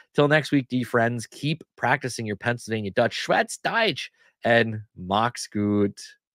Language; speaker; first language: English; native; English